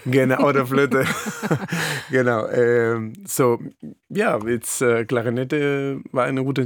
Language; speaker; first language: German; non-native, fluent; Spanish